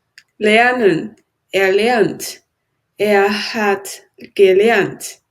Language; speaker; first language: German; non-native, learner; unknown